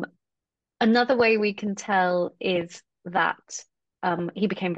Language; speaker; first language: English; native; English